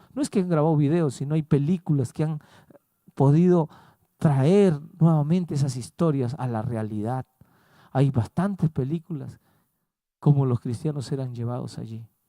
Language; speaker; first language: Spanish; native; Spanish